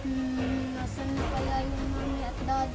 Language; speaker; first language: Filipino; native; Filipino